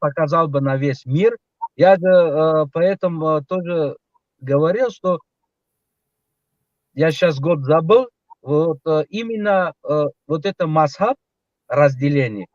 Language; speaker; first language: Russian; non-native, local second language; Tajik